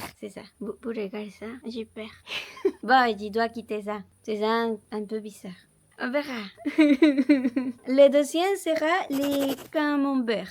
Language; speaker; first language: French; non-native, learner; Spanish